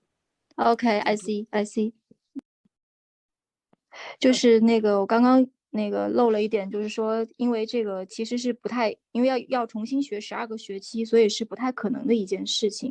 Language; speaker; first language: Chinese; native; Chinese